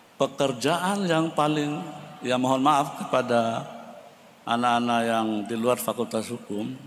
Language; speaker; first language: Indonesian; non-native, local second language; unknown